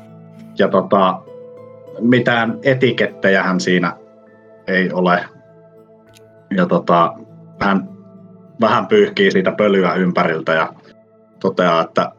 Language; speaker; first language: Finnish; native; Finnish